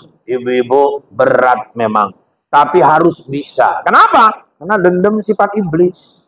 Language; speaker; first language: Indonesian; native; Indonesian